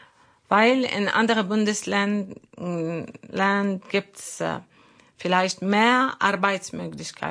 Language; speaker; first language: German; non-native, learner; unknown